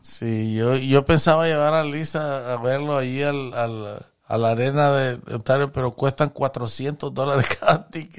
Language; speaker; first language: Spanish; native; Spanish